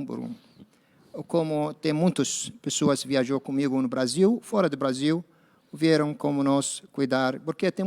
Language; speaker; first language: Portuguese; non-native, learner; Arabic